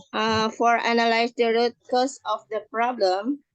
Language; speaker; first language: English; non-native, learner; Indonesian